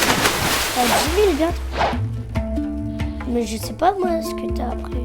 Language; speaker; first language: French; native; French